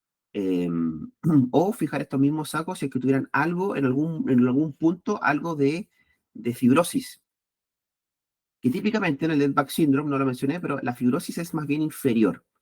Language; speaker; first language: Spanish; native; Spanish